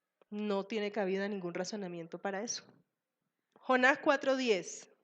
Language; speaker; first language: Spanish; native; Spanish